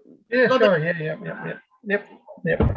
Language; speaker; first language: English; native; English